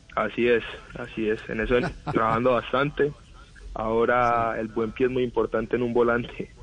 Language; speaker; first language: Spanish; native; Spanish